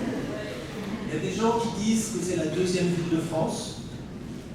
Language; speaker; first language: French; native; French